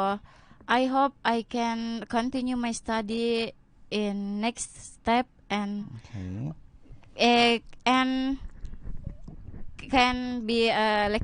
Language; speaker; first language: English; non-native, learner; Indonesian